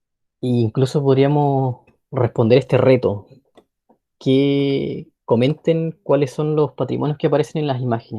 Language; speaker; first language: Spanish; native; Spanish